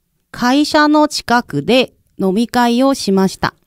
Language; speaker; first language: Japanese; non-native, fluent; Korean